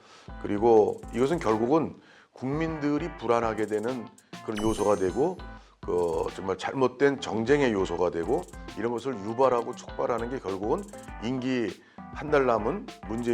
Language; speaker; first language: Korean; native; Korean